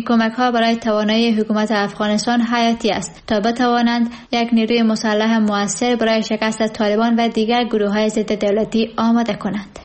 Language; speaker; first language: Persian; native; Persian